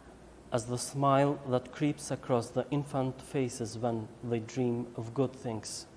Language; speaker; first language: English; non-native, learner; Albanian